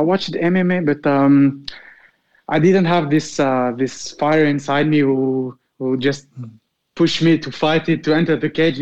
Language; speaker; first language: English; non-native, fluent; Arabic